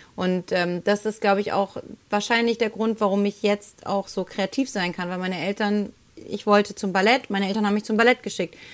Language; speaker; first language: German; early bilingual, other home language; Spanish